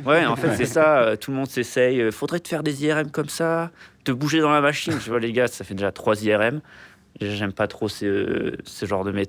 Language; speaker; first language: French; native; French